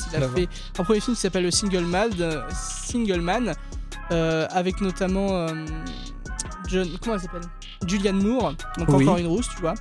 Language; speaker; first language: French; native; French